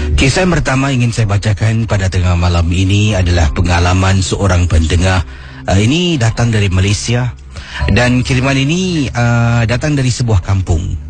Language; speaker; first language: Malay; native; Malay